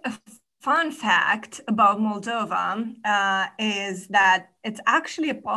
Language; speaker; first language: English; non-native, fluent; Romanian